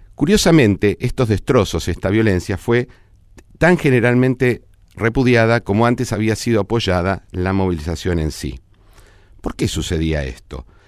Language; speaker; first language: Spanish; native; Spanish